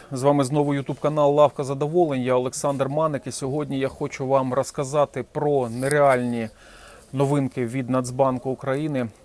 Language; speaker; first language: Ukrainian; non-native, local second language; Russian